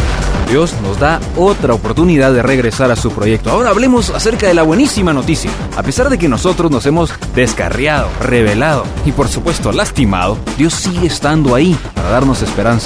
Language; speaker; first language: Spanish; native; Spanish